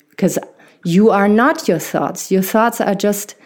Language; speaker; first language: English; non-native, fluent; German